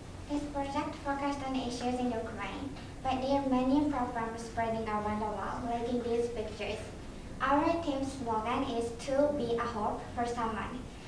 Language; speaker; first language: English; non-native, fluent; Japanese